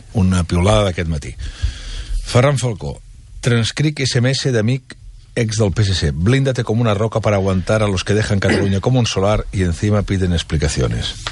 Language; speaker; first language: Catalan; native; Catalan